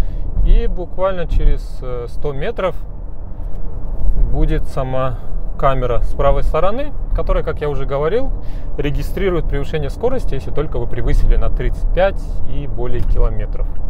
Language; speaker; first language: Russian; native; Russian